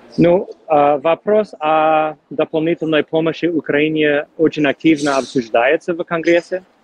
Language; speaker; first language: Russian; non-native, fluent; English